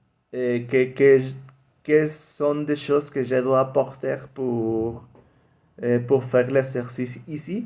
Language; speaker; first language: French; non-native, learner; Spanish